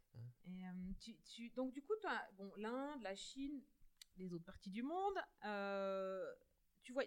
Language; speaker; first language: French; native; French